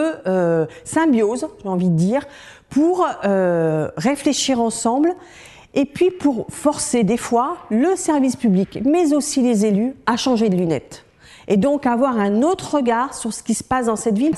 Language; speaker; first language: French; native; French